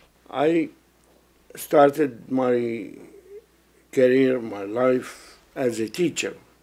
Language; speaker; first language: English; non-native, fluent; Arabic